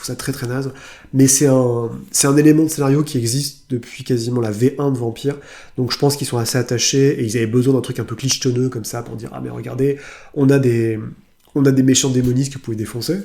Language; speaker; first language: French; native; French